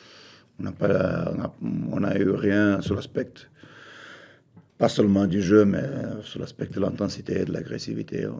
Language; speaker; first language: French; non-native, fluent; Portuguese